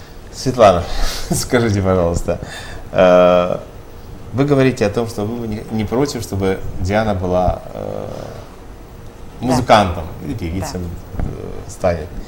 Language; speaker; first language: Russian; native; Russian